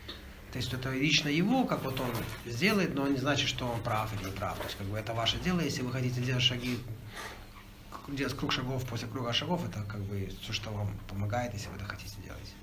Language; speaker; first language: Russian; native; Russian